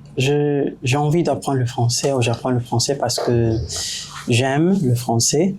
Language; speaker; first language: French; non-native, learner; Portuguese